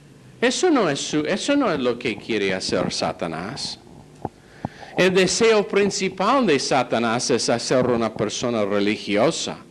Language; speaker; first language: Spanish; non-native, fluent; English